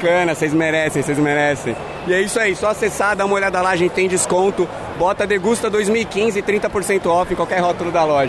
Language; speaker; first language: Portuguese; native; Portuguese